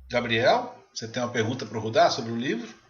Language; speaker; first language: Portuguese; native; Portuguese